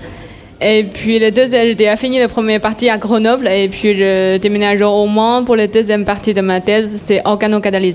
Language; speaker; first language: French; non-native, learner; Chinese